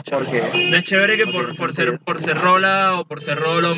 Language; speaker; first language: Spanish; native; Spanish